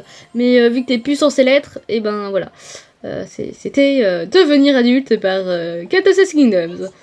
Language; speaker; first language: French; native; French